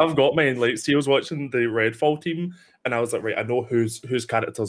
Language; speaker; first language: English; native; English